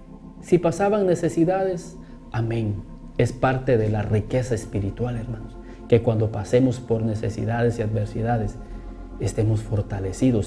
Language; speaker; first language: Spanish; native; Spanish